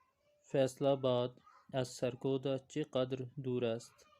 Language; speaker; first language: Persian; non-native, fluent; Urdu